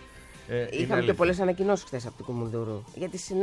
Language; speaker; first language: Greek; native; Greek